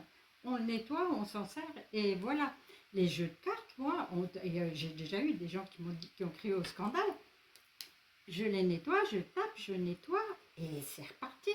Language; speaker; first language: French; native; French